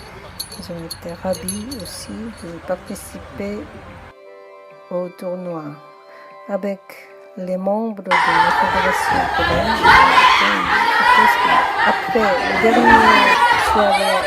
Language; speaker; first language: French; non-native, fluent; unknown